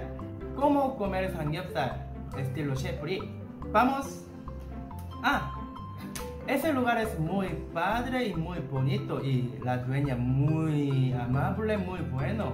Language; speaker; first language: Spanish; non-native, learner; Korean